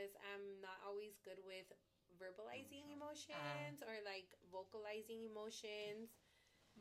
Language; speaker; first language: English; native; English